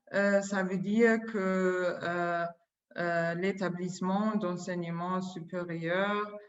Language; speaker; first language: French; non-native, fluent; German